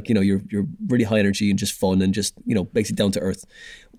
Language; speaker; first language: English; native; English